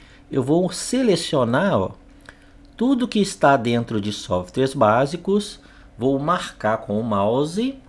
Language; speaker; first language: Portuguese; native; Portuguese